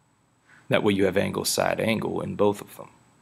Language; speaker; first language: English; native; English